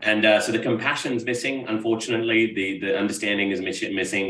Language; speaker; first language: English; non-native, local second language; Urdu